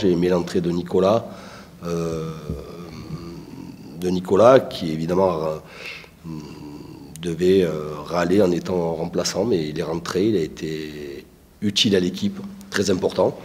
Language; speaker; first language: French; native; French